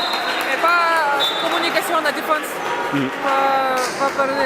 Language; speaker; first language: French; non-native, learner; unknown